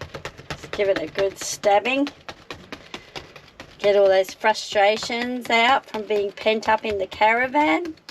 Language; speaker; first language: English; native; English